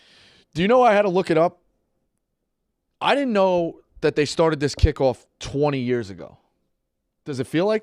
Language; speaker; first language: English; native; English